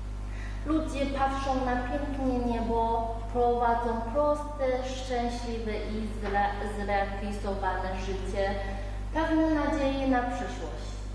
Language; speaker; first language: Polish; non-native, learner; Chinese